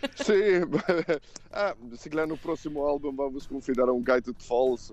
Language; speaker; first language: Portuguese; non-native, fluent; Dutch